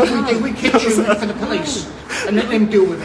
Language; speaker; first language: English; native; English